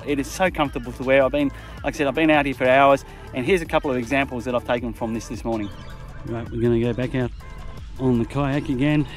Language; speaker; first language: English; native; English